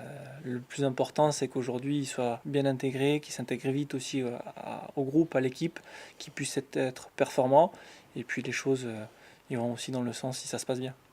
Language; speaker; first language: French; native; French